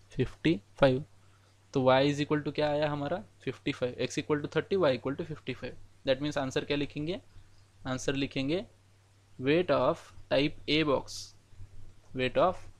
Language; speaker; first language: Hindi; non-native, local second language; Marathi